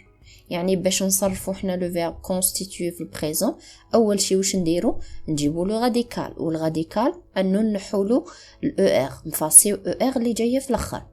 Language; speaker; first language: Arabic; native; Arabic